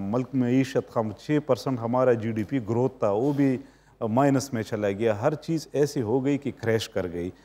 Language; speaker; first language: Urdu; native; Urdu